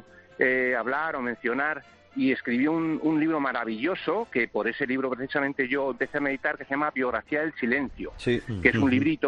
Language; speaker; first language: Spanish; native; Spanish